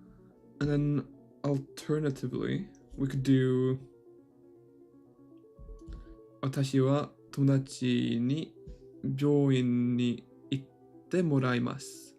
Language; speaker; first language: Japanese; non-native, learner; English